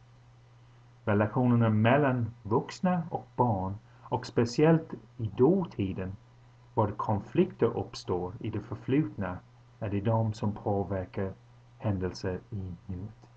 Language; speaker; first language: Swedish; non-native, fluent; English